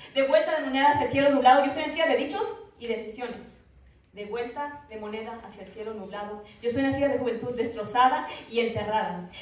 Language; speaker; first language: Spanish; early bilingual, other home language; English